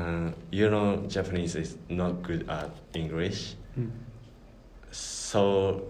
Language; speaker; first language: English; non-native, learner; Japanese